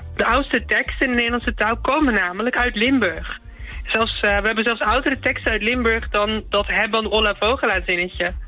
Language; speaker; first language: Dutch; native; Dutch